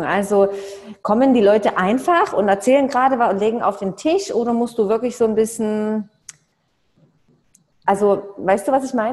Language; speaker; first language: German; native; German